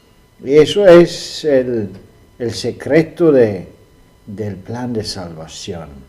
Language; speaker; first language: Spanish; non-native, fluent; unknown